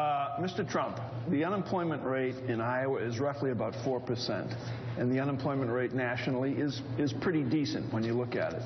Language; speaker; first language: English; native; English